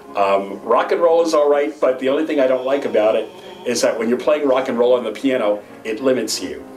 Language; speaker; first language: English; native; English